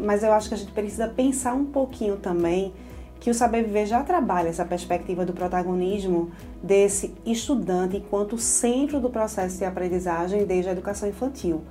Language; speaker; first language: Portuguese; native; Portuguese